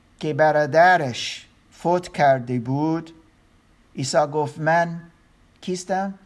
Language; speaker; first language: Persian; non-native, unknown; German